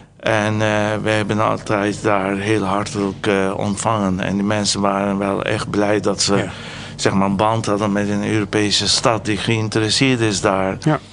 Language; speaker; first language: Dutch; non-native, fluent; Turkish